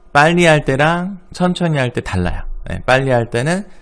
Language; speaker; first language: Korean; native; Korean